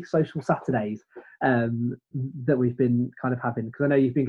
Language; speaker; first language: English; native; English